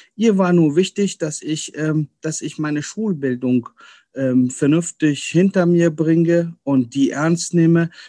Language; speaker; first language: German; early bilingual, other home language; Arabic